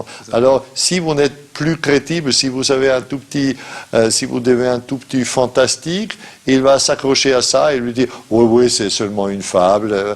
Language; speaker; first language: French; non-native, fluent; German